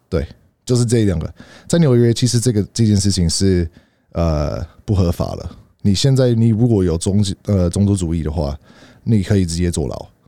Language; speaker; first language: Chinese; early bilingual, heritage; Chinese